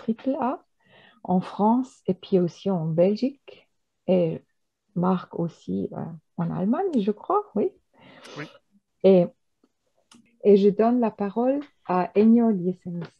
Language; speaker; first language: French; non-native, fluent; German